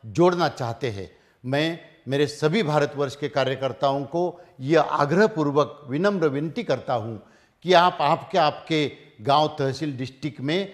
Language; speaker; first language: Hindi; non-native, local second language; Marathi